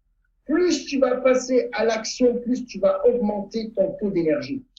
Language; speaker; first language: French; non-native, fluent; Italian